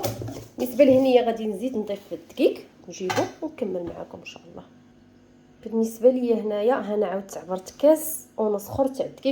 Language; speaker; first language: Arabic; native; Arabic